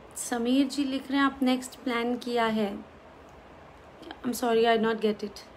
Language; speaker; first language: Hindi; native; Hindi